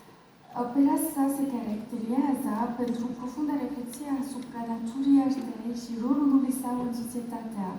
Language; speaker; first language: Romanian; non-native, learner; French